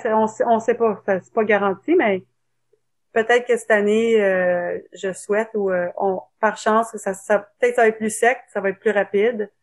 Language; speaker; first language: French; native; French